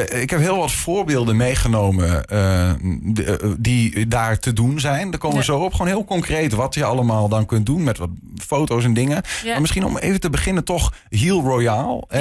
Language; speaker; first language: Dutch; native; Dutch